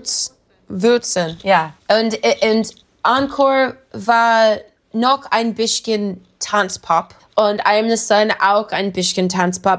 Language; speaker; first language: German; non-native, learner; English